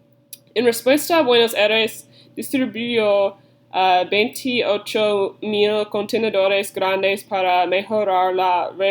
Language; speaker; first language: Spanish; non-native, learner; English